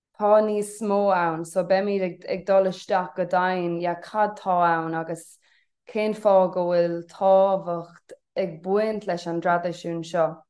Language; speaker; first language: Irish; non-native, local second language; English